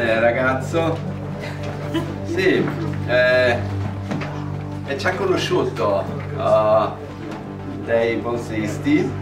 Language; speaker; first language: Italian; non-native, local second language; German